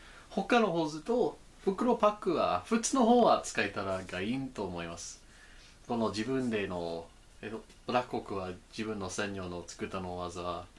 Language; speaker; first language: Japanese; non-native, learner; English